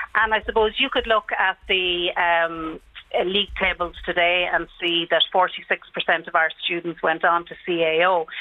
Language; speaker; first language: English; native; English